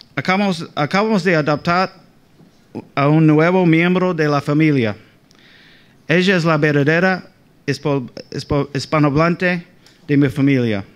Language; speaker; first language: Spanish; non-native, fluent; English